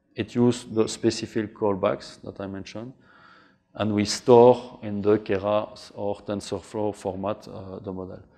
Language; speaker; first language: English; non-native, fluent; French